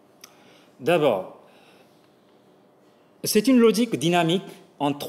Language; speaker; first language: French; non-native, fluent; Japanese